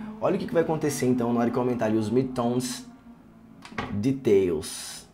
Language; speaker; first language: Portuguese; native; Portuguese